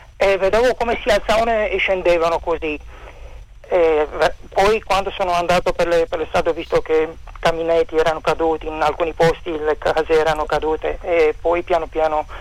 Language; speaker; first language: Italian; non-native, fluent; Romanian